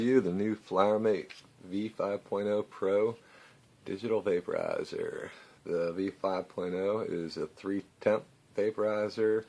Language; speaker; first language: English; native; English